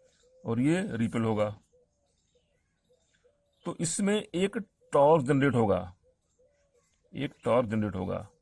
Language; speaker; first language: Hindi; native; Hindi